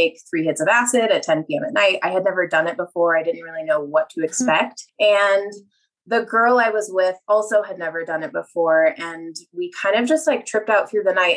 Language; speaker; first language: English; native; English